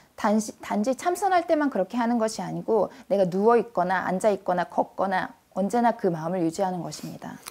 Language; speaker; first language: Korean; native; Korean